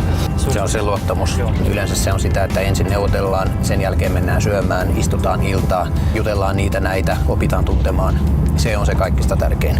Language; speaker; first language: Finnish; native; Finnish